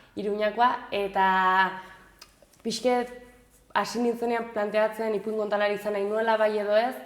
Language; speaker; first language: Basque; native; Basque